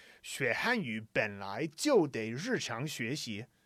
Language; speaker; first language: Chinese; non-native, fluent; English